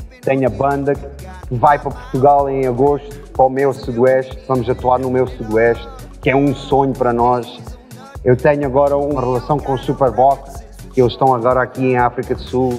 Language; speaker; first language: Portuguese; early bilingual, heritage; Portuguese